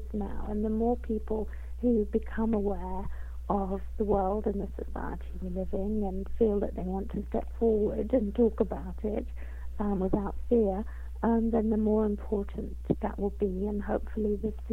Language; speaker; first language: English; native; English